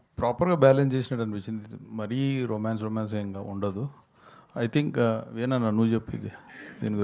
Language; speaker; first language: Telugu; native; Telugu